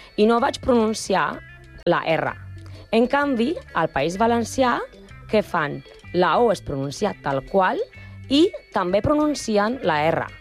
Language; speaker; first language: Catalan; non-native, learner; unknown